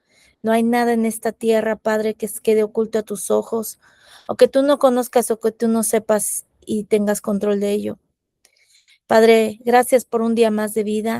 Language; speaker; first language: Spanish; native; Spanish